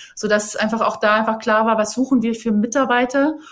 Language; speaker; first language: German; native; German